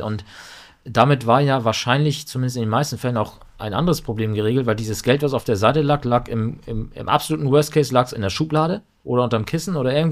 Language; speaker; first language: German; native; German